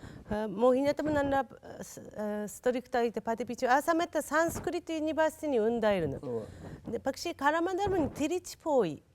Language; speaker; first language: Malayalam; non-native, learner; Japanese